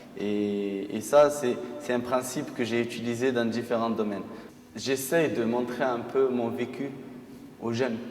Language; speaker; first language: French; early bilingual, other home language; Arabic